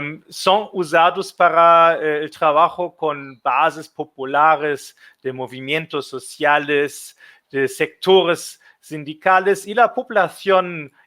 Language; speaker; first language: Spanish; non-native, fluent; German